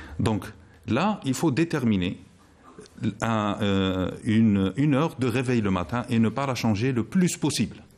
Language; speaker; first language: French; non-native, local second language; Arabic